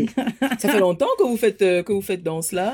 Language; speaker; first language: French; native; French